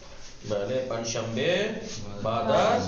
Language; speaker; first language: Persian; non-native, fluent; Urdu